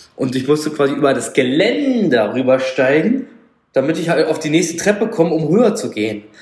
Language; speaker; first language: German; native; German